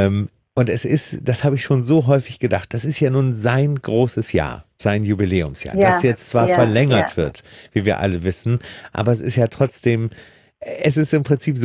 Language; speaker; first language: German; native; German